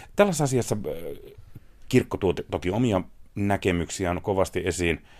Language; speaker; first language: Finnish; native; Finnish